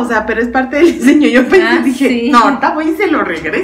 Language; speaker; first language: Spanish; native; Spanish